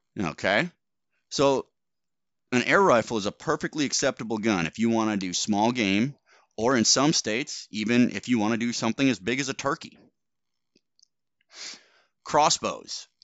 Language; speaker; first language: English; native; English